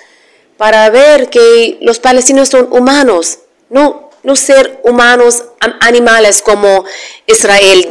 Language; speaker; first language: Spanish; non-native, fluent; Arabic